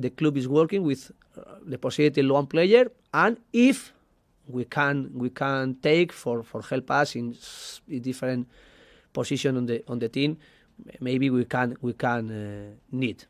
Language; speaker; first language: English; non-native, learner; Spanish